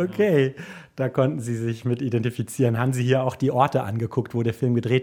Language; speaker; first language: German; native; German